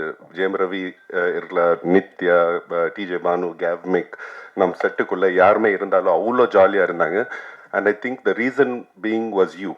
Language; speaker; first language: Tamil; non-native, local second language; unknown